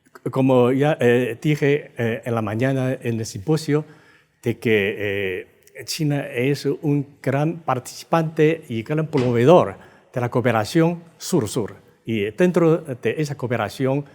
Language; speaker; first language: Spanish; non-native, fluent; Chinese